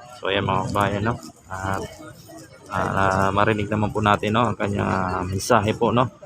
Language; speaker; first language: Filipino; native; Filipino